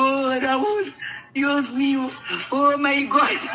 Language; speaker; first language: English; non-native, learner; Spanish